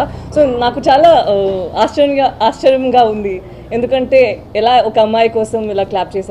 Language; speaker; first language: Telugu; non-native, learner; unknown